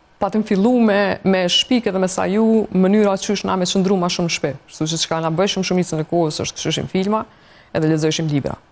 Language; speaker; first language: Albanian; native; Albanian